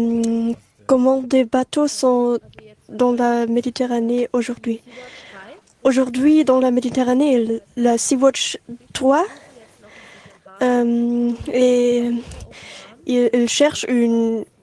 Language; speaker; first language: French; non-native, learner; German